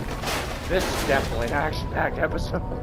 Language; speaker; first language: English; native; English